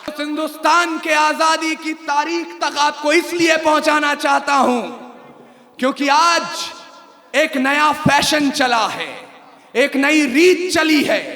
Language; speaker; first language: Hindi; native; Hindi